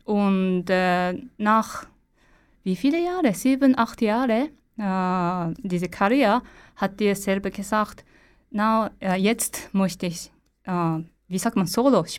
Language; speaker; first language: German; non-native, learner; Japanese